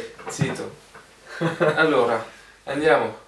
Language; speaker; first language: Italian; non-native, learner; French